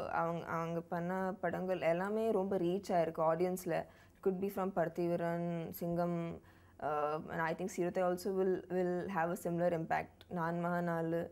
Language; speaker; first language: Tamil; non-native, learner; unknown